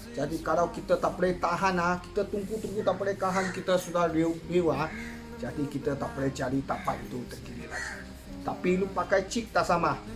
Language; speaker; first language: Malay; non-native, local second language; Chinese